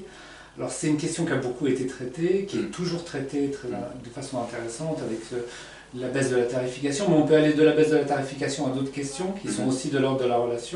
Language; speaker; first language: French; native; French